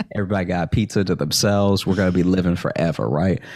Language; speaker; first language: English; native; English